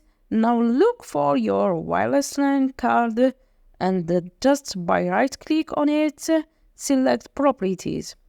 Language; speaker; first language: English; non-native, fluent; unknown